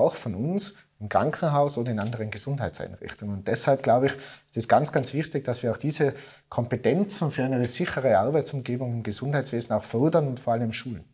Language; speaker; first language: German; native; German